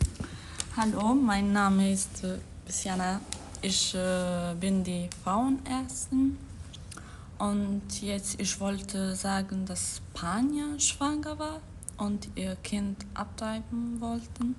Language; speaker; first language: German; non-native, learner; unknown